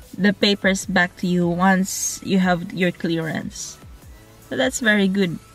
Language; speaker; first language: English; non-native, local second language; Cebuano